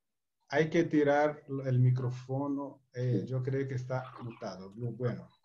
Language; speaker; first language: Spanish; non-native, fluent; Portuguese